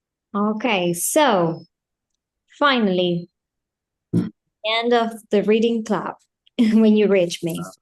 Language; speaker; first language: English; non-native, fluent; Spanish